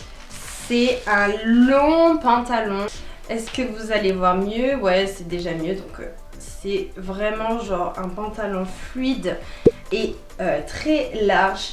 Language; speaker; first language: French; native; French